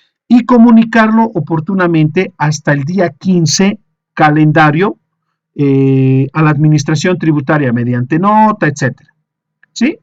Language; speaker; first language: Spanish; native; Spanish